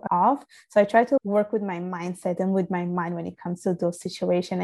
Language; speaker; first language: English; non-native, fluent; Italian